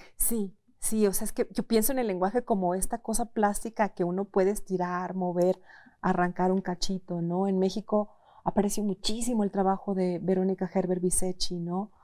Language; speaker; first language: Spanish; native; Spanish